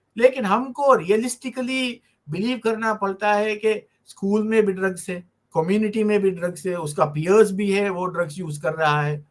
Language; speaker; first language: Hindi; non-native, fluent; Divehi